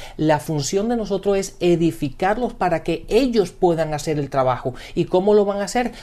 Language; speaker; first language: Spanish; early bilingual, heritage; Spanish